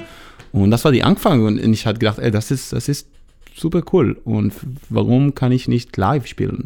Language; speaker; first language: German; non-native, learner; Hebrew